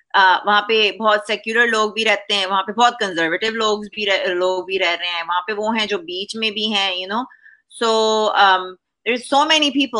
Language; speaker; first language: Urdu; native; Urdu